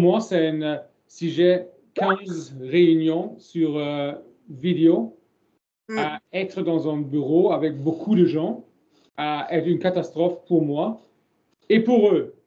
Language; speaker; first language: French; non-native, learner; German